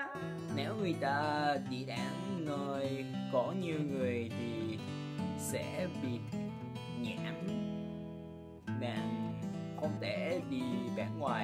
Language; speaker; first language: Vietnamese; non-native, learner; Japanese